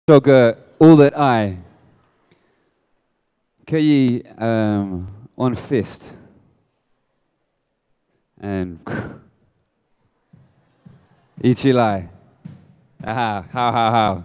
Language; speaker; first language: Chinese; non-native, learner; English